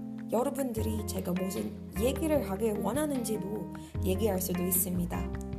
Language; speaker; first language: Korean; non-native, learner; Filipino